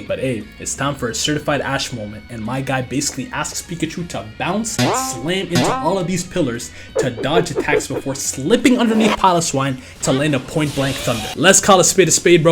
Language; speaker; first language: English; native; English